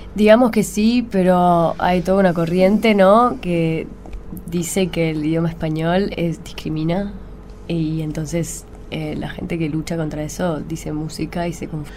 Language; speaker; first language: Spanish; early bilingual, other home language; English